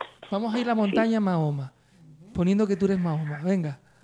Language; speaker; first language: Spanish; native; Spanish